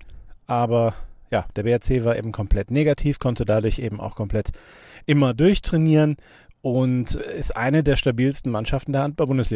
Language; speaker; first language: German; native; German